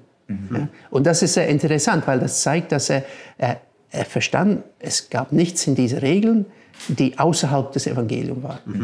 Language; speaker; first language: German; non-native, fluent; English